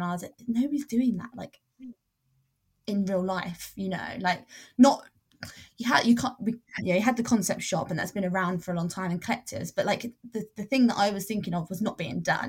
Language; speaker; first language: English; native; English